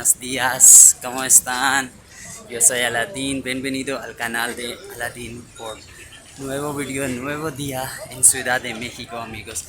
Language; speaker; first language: Spanish; non-native, learner; Urdu